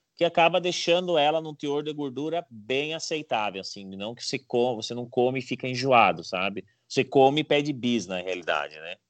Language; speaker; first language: Portuguese; native; Portuguese